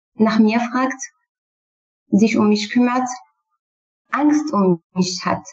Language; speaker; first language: German; non-native, fluent; Kurdish